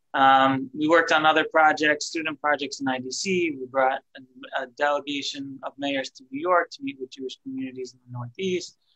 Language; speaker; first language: English; native; English